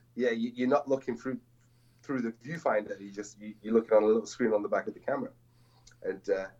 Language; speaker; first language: English; native; English